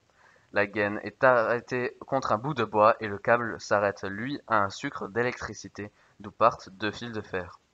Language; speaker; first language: French; native; French